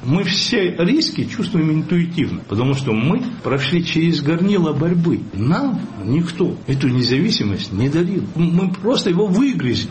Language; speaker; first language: Russian; non-native, local second language; Abkhazian